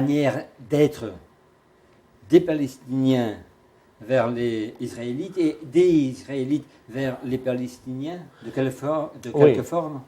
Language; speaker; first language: French; non-native, fluent; Portuguese